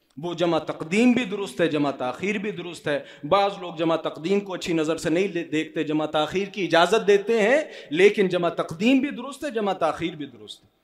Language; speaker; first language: Urdu; non-native, local second language; Punjabi